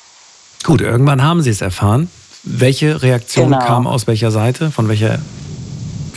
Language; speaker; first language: German; native; German